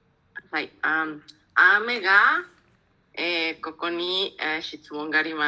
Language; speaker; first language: Japanese; non-native, learner; Spanish